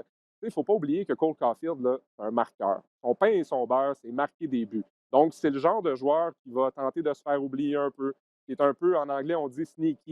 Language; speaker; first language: French; native; French